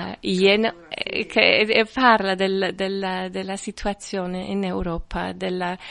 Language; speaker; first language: Italian; non-native, fluent; French